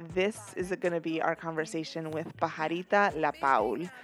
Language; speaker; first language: English; early bilingual, other home language; Spanish